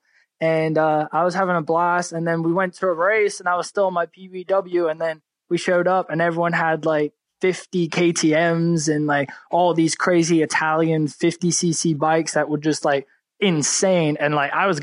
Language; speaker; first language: English; native; English